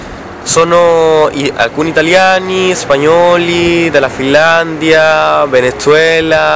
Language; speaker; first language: Italian; non-native, fluent; Spanish